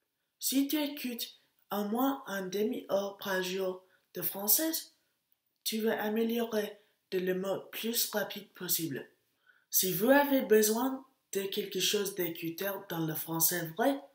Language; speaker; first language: French; non-native, learner; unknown